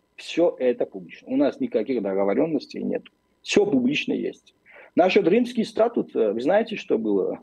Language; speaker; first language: Russian; non-native, local second language; Armenian